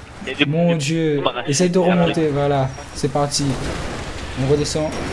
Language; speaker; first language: French; native; French